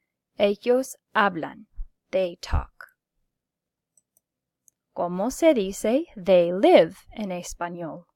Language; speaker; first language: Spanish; non-native, fluent; English